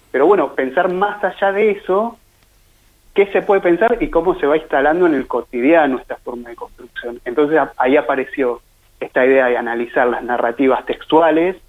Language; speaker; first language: Spanish; native; Spanish